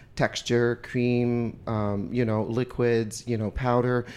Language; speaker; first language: English; non-native, fluent; Vietnamese